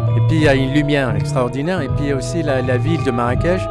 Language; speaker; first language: French; non-native, local second language; Arabic